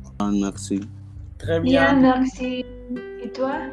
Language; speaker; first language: French; non-native, learner; Spanish